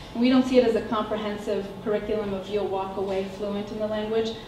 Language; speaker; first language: English; native; English